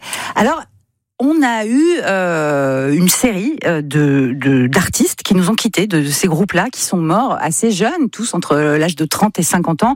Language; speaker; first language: French; native; French